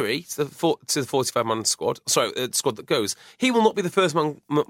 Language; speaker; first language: English; native; English